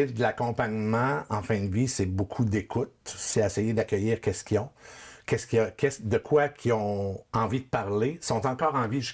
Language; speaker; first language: French; native; French